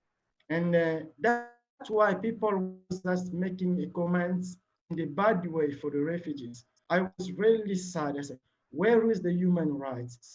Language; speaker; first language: English; non-native, learner; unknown